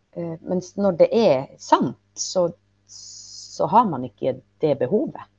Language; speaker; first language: Norwegian; native; Norwegian